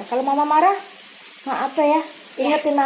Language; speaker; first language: Indonesian; native; Indonesian